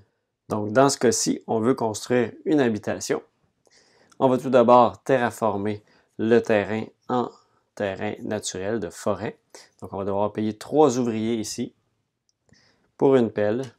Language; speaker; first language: French; native; French